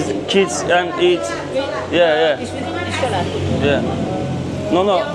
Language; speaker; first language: English; non-native, learner; Turkish